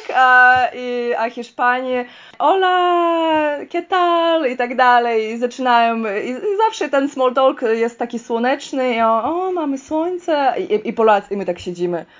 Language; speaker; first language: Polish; non-native, fluent; Russian